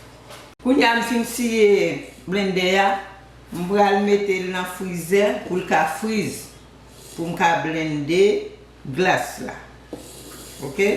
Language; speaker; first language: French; non-native, local second language; Haitian Creole